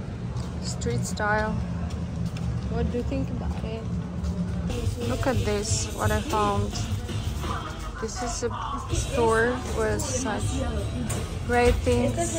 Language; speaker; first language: English; non-native, learner; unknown